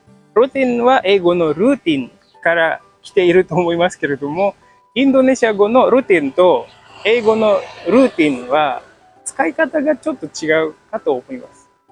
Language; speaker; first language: Japanese; non-native, fluent; Indonesian